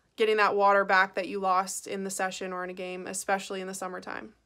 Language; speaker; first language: English; native; English